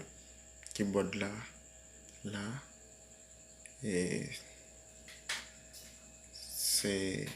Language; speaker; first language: French; non-native, learner; Haitian Creole